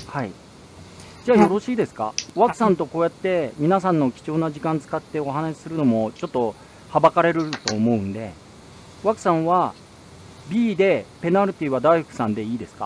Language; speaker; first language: Japanese; native; Japanese